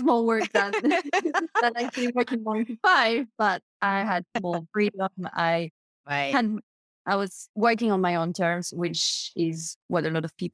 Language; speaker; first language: English; non-native, fluent; French